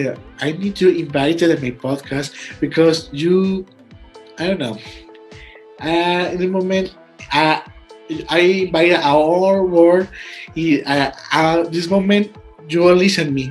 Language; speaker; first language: English; non-native, learner; Spanish